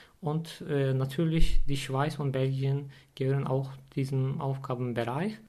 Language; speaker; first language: German; non-native, fluent; Turkish